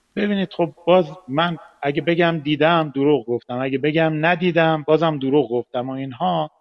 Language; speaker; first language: Persian; native; Persian